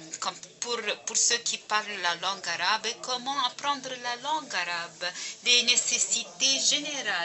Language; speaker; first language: French; non-native, fluent; Arabic